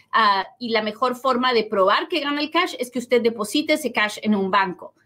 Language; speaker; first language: Spanish; native; Spanish